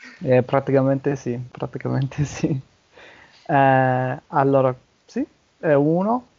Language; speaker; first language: Italian; non-native, learner; English